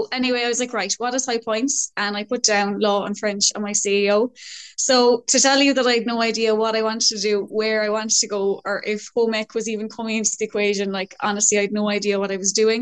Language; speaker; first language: English; native; English